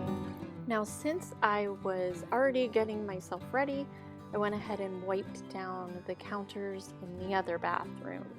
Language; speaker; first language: English; native; English